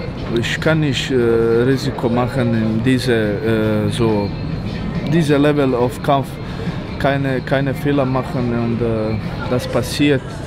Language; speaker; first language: German; non-native, learner; Croatian